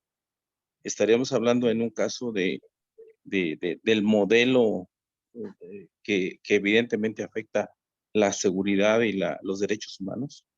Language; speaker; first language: Spanish; native; Spanish